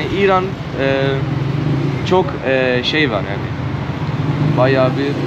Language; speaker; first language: Turkish; non-native, fluent; Persian